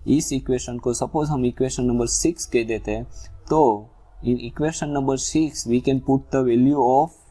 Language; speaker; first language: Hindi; non-native, local second language; Gujarati